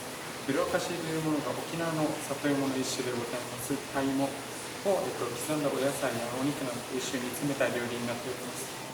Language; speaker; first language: Japanese; native; Japanese